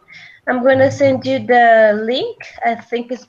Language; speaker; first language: English; non-native, fluent; Spanish